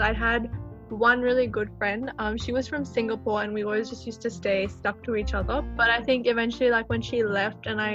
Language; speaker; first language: English; native; English